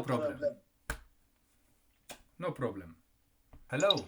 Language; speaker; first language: English; non-native, fluent; Kurdish